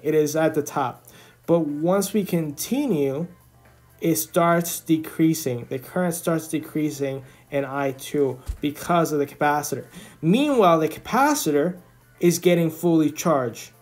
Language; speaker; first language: English; native; English